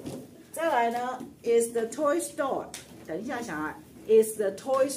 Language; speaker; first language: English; non-native, fluent; Chinese